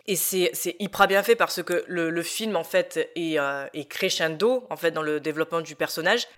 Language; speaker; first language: French; native; French